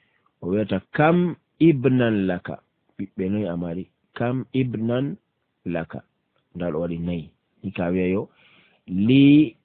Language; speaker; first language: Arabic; non-native, fluent; Fula